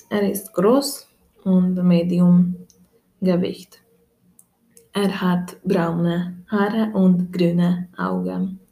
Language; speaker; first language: German; non-native, learner; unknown